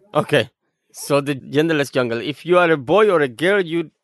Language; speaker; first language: English; non-native, fluent; Spanish